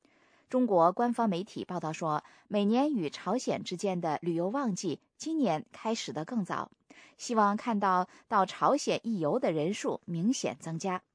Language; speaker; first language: Chinese; native; Chinese